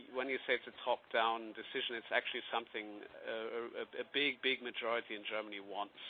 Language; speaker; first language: English; non-native, fluent; German